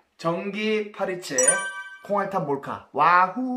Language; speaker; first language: Korean; native; Korean